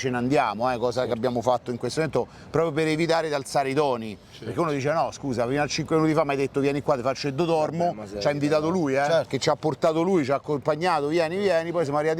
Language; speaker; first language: Italian; native; Italian